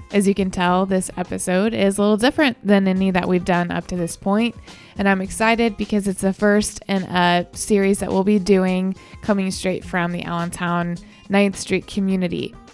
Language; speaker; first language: English; native; English